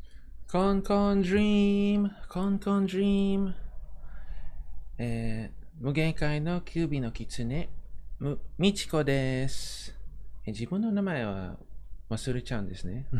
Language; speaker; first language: Japanese; non-native, fluent; English